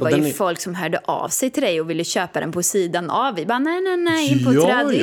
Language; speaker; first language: Swedish; native; Swedish